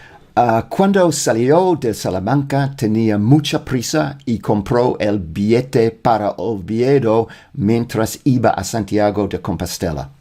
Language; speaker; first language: Spanish; non-native, learner; English